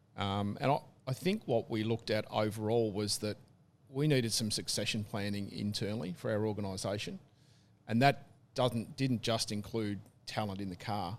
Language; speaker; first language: English; native; English